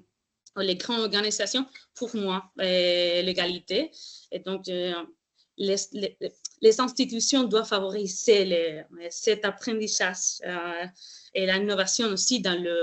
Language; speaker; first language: French; non-native, fluent; Spanish